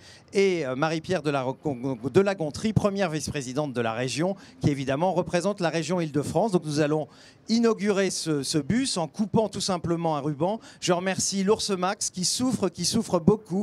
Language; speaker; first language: French; native; French